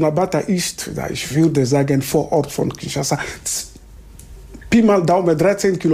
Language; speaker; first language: German; non-native, fluent; Lingala